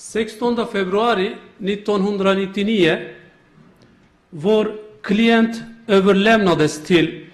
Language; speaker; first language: Swedish; non-native, learner; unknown